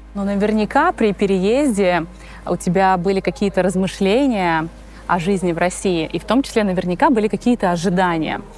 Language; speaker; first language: Russian; native; Russian